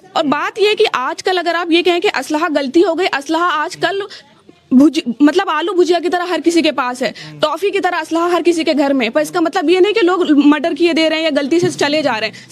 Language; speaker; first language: Hindi; native; Hindi